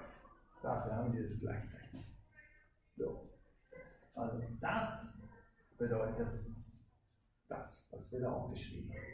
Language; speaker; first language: German; non-native, fluent; Hungarian